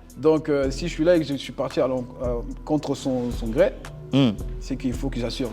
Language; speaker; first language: French; non-native, local second language; Lingala